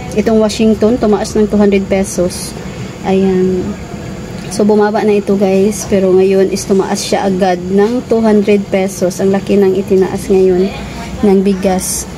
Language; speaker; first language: Filipino; non-native, local second language; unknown